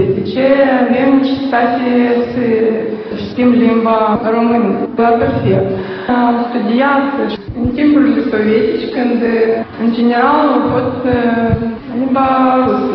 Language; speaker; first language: Romanian; non-native, learner; Russian